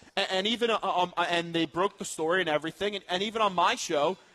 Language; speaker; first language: English; native; English